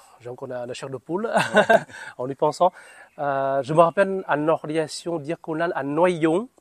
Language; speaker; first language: French; non-native, fluent; Vietnamese